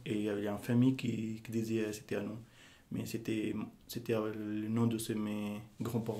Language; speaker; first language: French; non-native, learner; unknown